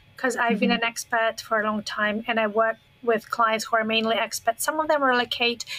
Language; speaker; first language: English; non-native, fluent; Russian